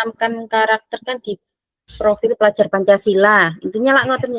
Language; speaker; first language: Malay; non-native, local second language; Javanese